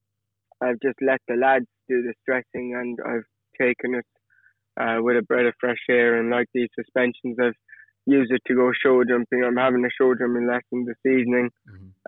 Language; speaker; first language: English; native; English